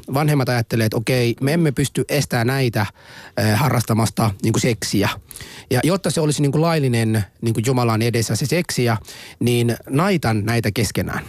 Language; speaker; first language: Finnish; non-native, fluent; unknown